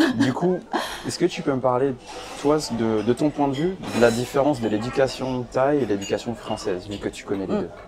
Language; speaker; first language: French; early bilingual, other home language; Lao